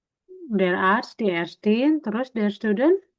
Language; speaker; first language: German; non-native, learner; Indonesian